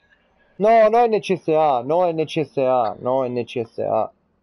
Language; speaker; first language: Spanish; non-native, learner; Italian